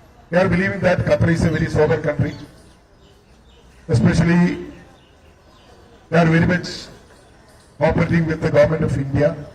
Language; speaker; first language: English; non-native, local second language; Malayalam